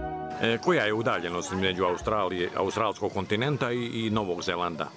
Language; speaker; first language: Serbian; native; Serbian